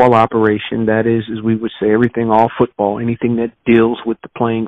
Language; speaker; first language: English; native; English